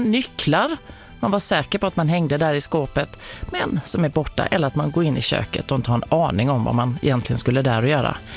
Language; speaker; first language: Swedish; native; Swedish